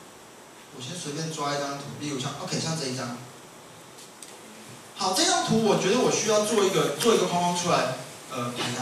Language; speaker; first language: Chinese; native; Chinese